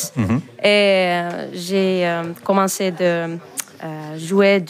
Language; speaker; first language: French; non-native, fluent; Finnish